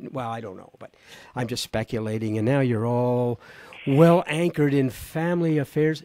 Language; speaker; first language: English; native; English